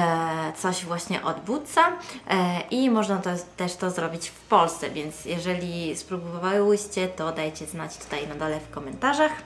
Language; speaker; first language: Polish; non-native, fluent; Italian